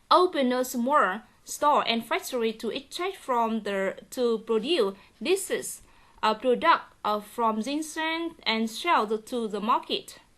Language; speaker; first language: English; non-native, learner; Vietnamese